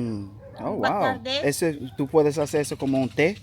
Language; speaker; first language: Spanish; non-native, learner; English